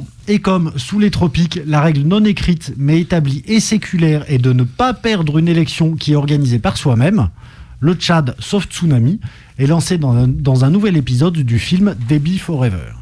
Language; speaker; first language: French; native; French